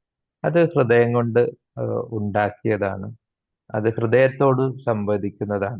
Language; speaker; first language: Malayalam; native; Malayalam